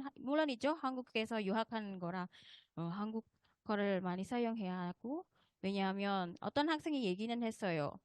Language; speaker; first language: Korean; non-native, fluent; Indonesian